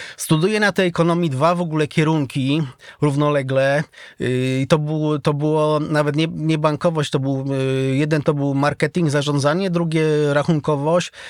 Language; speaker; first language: Polish; native; Polish